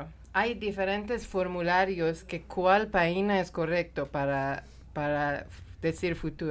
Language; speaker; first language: Spanish; non-native, learner; Persian